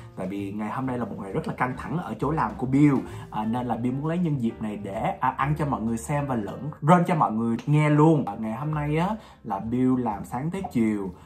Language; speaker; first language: Vietnamese; early bilingual, heritage; Vietnamese